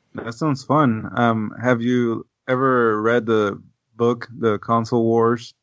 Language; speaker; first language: English; non-native, fluent; Spanish